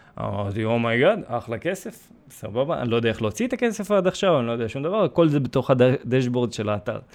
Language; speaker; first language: Hebrew; early bilingual, other home language; Russian